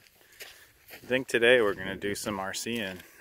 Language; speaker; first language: English; native; English